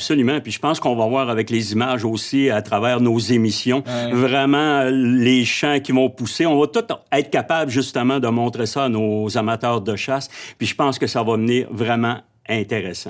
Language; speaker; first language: French; native; French